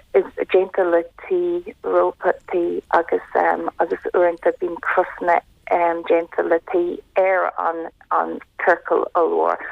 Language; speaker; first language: Irish; non-native, local second language; English